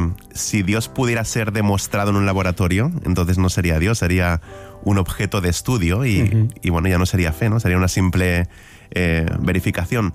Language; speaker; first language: Spanish; native; Spanish